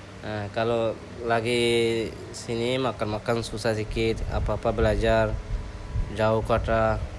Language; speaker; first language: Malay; non-native, local second language; Rohingya